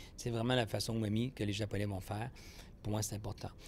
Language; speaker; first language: French; native; French